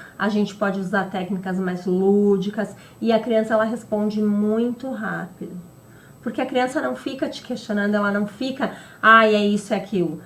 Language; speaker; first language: Portuguese; native; Portuguese